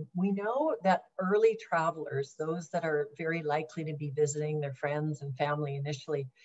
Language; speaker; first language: English; native; English